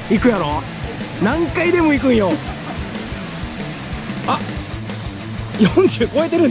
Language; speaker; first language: Japanese; native; Japanese